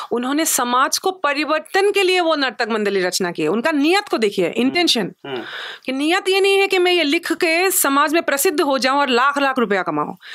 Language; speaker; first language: Hindi; non-native, local second language; Assamese